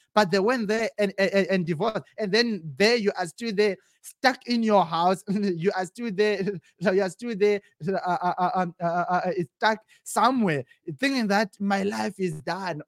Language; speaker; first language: English; non-native, local second language; Shona